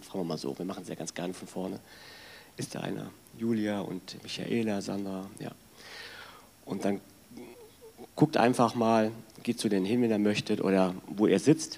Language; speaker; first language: German; native; German